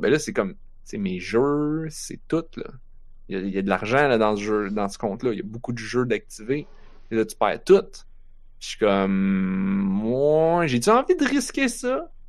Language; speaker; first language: French; native; French